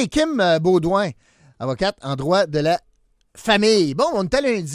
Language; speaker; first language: French; native; French